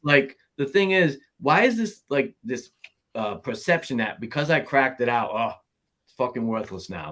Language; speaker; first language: English; native; English